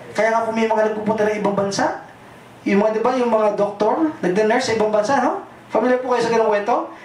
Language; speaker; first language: Filipino; non-native, local second language; Cebuano